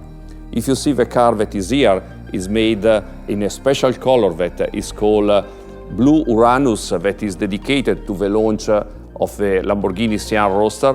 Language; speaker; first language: English; non-native, fluent; Italian